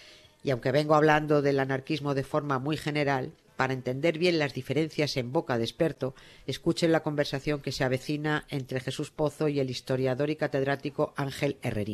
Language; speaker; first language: Spanish; native; Spanish